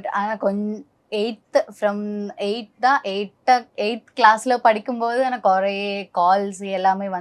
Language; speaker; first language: Tamil; non-native, learner; Malayalam